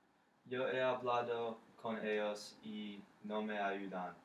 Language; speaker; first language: Spanish; non-native, learner; English